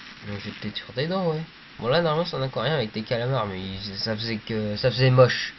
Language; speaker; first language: French; native; French